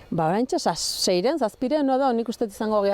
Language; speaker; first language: Basque; native; Basque